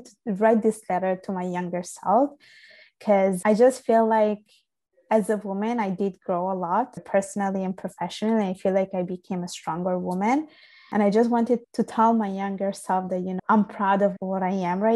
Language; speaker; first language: English; non-native, fluent; Italian